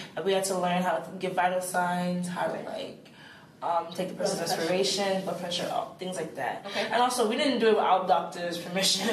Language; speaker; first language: English; native; English